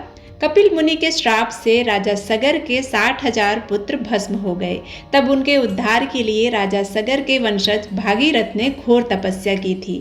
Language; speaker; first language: Hindi; native; Hindi